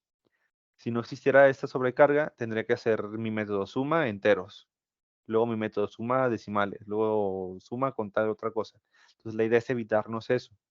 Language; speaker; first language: Spanish; native; Spanish